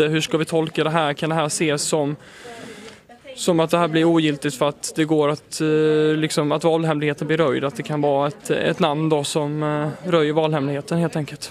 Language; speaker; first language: Swedish; native; Swedish